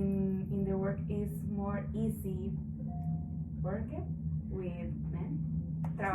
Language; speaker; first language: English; non-native, learner; Spanish